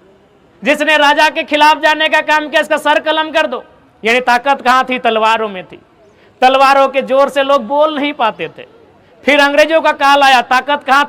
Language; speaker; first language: Hindi; non-native, local second language; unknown